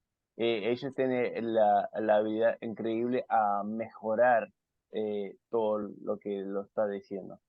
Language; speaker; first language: Spanish; non-native, fluent; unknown